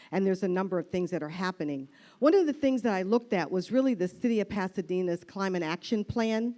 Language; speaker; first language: English; native; English